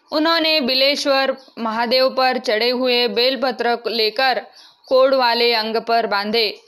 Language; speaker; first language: Hindi; non-native, local second language; Marathi